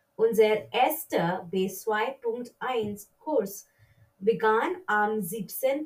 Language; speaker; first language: German; non-native, learner; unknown